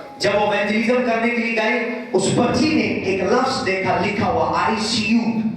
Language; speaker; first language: Urdu; non-native, local second language; Punjabi